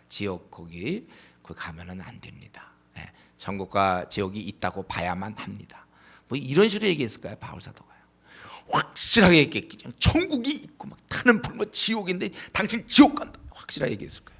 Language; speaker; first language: Korean; native; Korean